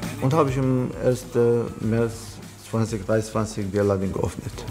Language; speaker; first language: German; non-native, learner; Arabic